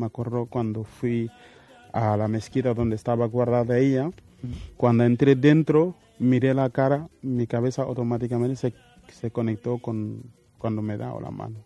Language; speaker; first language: Spanish; non-native, fluent; Wolof